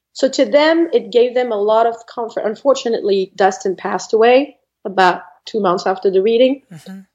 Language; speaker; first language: English; non-native, fluent; French